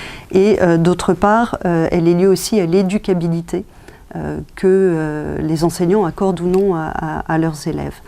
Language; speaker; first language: French; native; French